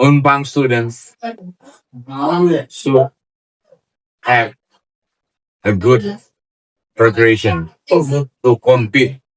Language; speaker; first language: English; non-native, learner; Indonesian